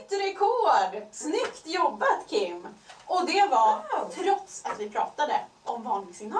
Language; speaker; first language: Swedish; native; Swedish